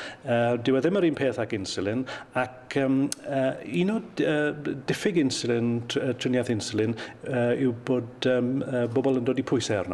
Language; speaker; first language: Welsh; native; Welsh